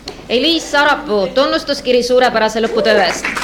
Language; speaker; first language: Estonian; native; Estonian